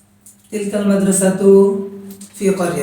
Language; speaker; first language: Arabic; non-native, learner; Bangla